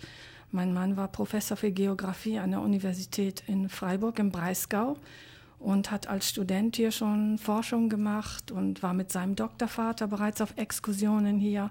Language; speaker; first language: German; native; German